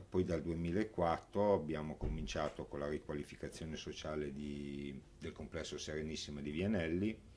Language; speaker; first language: Italian; native; Italian